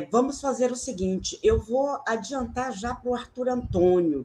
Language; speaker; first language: Portuguese; native; Portuguese